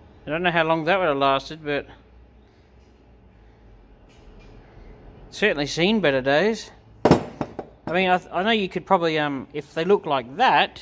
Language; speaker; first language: English; native; English